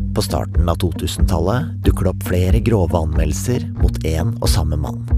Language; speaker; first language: Norwegian; native; Norwegian